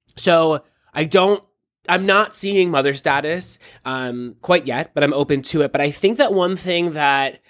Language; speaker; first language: English; native; English